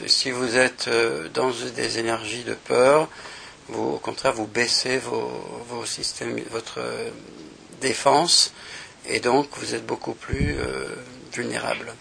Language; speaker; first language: French; native; French